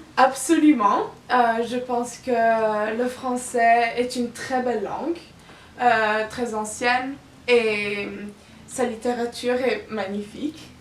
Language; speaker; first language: French; non-native, local second language; Italian